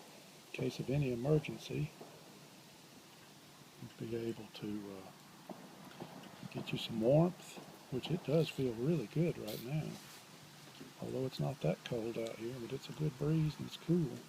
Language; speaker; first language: English; native; English